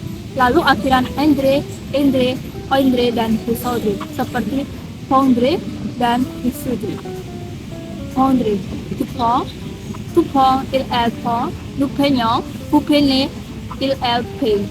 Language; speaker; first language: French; non-native, learner; Indonesian